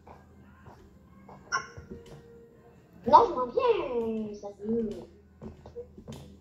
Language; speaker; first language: French; native; French